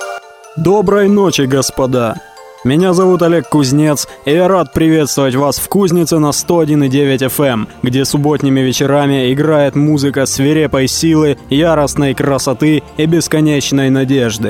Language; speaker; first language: Russian; native; Russian